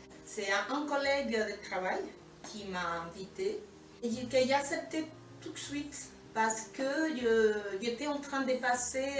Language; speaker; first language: French; non-native, fluent; Spanish